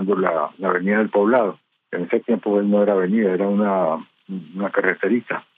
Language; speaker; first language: Spanish; native; Spanish